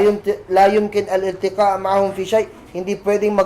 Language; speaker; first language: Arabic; non-native, fluent; Cebuano